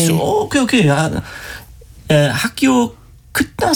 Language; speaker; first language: Korean; non-native, learner; German